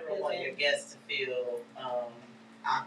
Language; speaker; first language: English; native; English